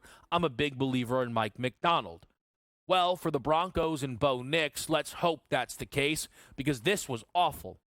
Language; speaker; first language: English; native; English